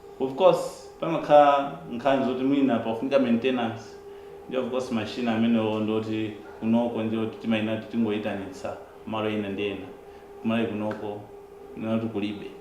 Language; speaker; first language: Nyanja; native; Nyanja